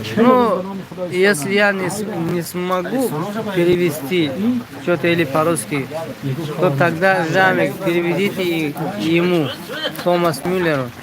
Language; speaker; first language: Russian; non-native, learner; Tajik